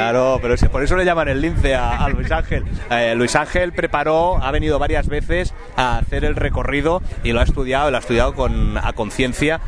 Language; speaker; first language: Spanish; native; Spanish